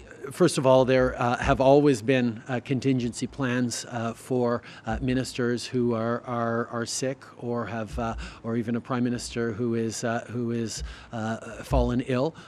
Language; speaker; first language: English; early bilingual, other home language; French